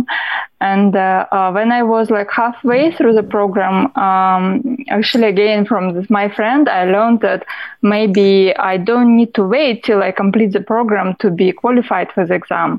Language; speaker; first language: English; non-native, fluent; Russian